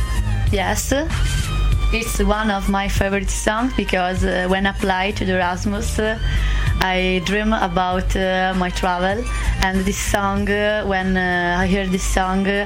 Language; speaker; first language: English; non-native, learner; Italian